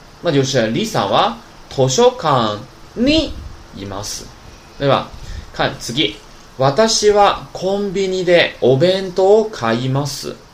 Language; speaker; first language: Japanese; non-native, fluent; Chinese